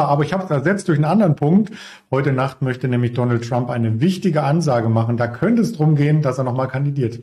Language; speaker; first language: German; native; German